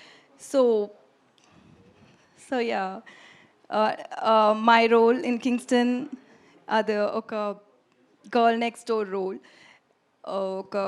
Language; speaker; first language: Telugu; non-native, learner; Tamil